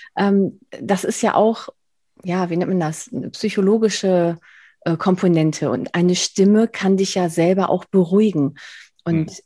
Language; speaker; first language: German; non-native, fluent; Spanish